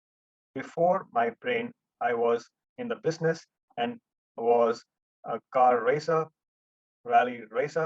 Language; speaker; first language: English; non-native, local second language; Hindi